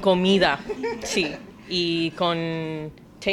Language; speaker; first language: Spanish; non-native, learner; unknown